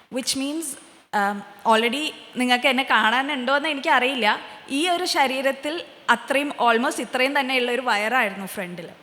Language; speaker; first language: Malayalam; early bilingual, heritage; Malayalam